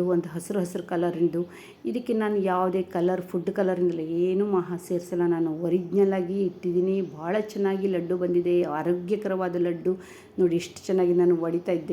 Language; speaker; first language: Kannada; native; Kannada